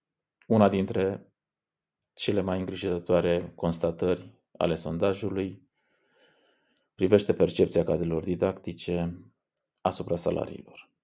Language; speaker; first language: Romanian; native; Romanian